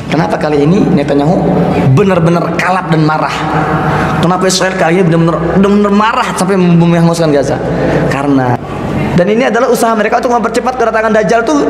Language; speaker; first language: Indonesian; native; Indonesian